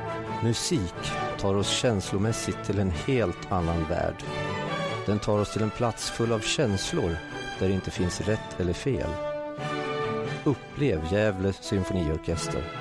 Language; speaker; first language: Swedish; native; Swedish